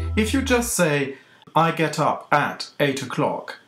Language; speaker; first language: English; native; English